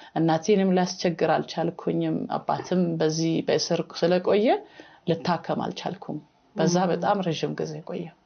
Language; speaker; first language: Amharic; non-native, local second language; Hadiyya